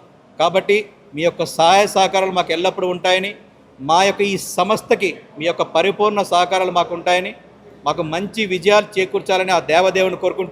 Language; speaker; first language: Telugu; native; Telugu